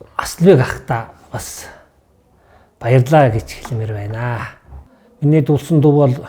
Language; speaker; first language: Mongolian; non-native, local second language; Kazakh